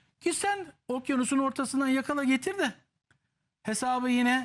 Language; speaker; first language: Turkish; native; Turkish